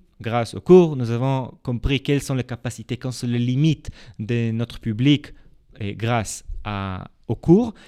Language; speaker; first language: French; non-native, fluent; Hebrew